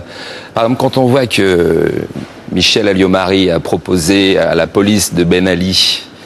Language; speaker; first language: French; native; French